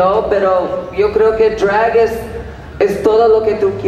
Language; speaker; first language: Spanish; early bilingual, heritage; Spanish